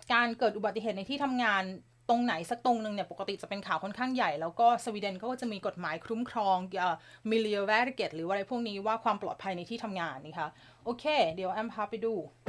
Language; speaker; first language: Thai; native; Thai